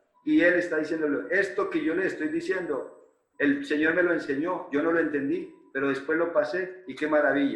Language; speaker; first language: Spanish; native; Spanish